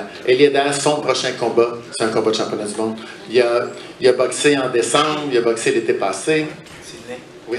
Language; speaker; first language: French; native; French